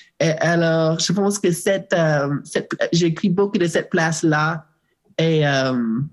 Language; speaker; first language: French; non-native, learner; English